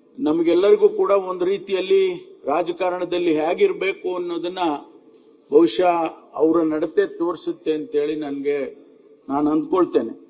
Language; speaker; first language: Kannada; native; Kannada